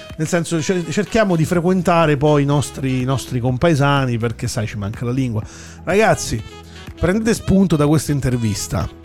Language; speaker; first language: Italian; native; Italian